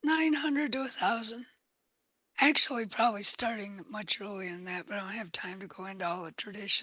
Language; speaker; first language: English; native; English